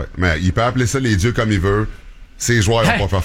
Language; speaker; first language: French; native; French